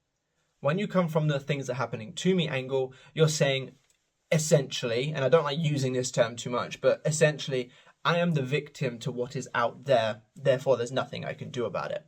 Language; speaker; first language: English; native; English